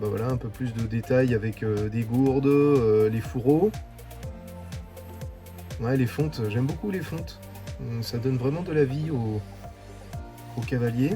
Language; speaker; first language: French; native; French